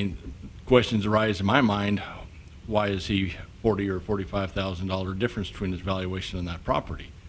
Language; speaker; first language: English; native; English